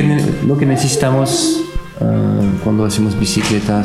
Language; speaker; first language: Spanish; non-native, fluent; French